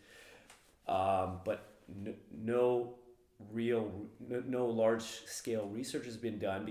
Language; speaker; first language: English; native; English